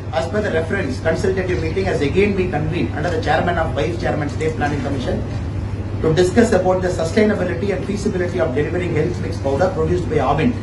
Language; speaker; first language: English; non-native, local second language; Tamil